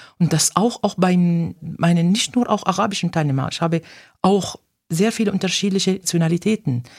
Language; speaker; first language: German; non-native, fluent; Arabic